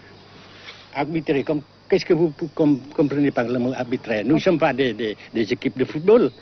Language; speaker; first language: French; non-native, fluent; Vietnamese